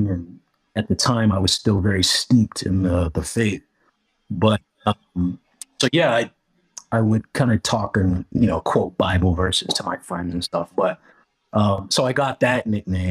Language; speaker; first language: English; native; English